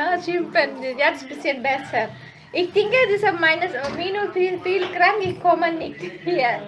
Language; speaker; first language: German; non-native, learner; Tamil